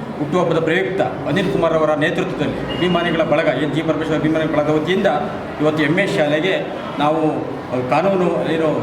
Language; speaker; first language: Kannada; native; Kannada